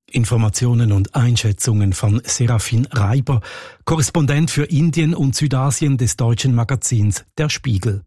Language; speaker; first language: German; native; German